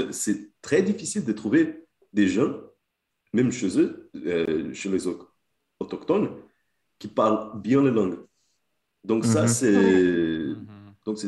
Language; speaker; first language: French; non-native, fluent; Portuguese